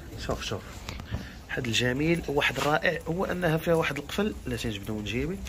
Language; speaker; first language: Arabic; native; Arabic